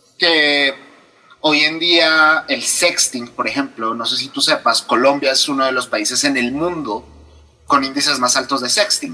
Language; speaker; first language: Spanish; native; Spanish